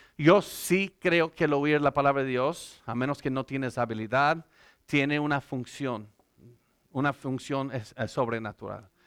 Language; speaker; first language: Spanish; non-native, fluent; English